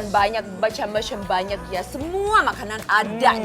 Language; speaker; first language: Indonesian; non-native, fluent; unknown